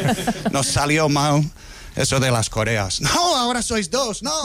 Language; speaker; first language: Spanish; non-native, fluent; English